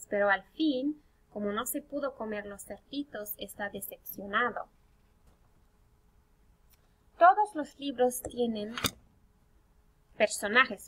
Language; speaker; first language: Spanish; non-native, fluent; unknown